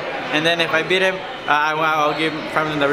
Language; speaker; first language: English; early bilingual, other home language; Spanish